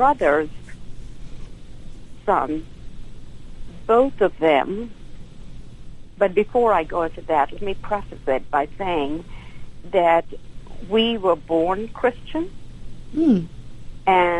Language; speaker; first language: English; non-native, local second language; Hindi